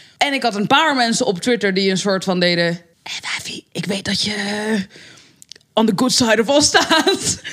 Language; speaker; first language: Dutch; native; Dutch